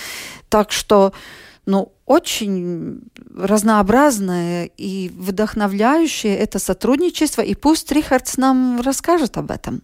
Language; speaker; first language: Russian; native; Russian